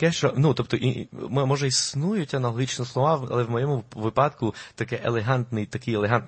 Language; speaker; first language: Ukrainian; non-native, fluent; Spanish